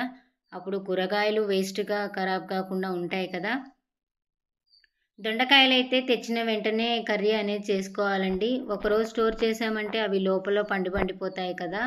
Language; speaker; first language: Telugu; native; Telugu